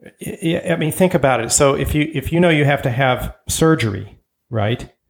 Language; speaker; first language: English; early bilingual, other home language; German